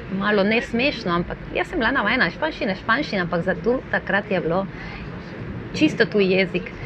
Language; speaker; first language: Slovenian; non-native, fluent; Spanish